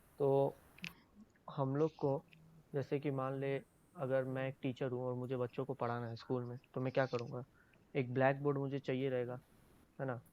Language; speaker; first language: Hindi; native; Hindi